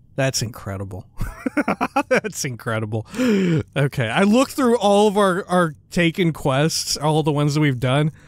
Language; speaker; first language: English; native; English